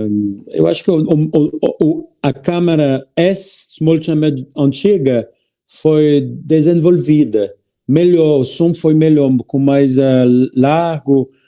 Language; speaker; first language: Portuguese; non-native, learner; French